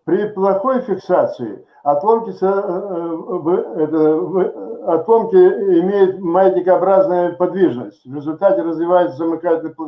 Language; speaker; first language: Russian; native; Russian